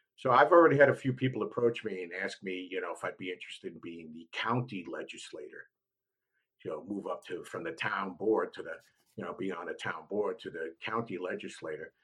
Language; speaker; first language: English; native; English